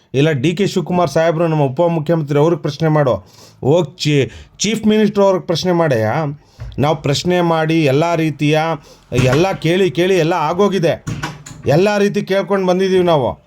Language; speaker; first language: Kannada; non-native, local second language; Urdu